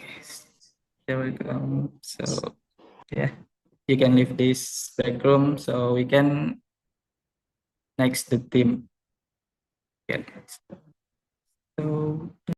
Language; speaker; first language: English; non-native, learner; Indonesian